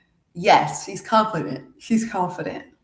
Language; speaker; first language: English; native; English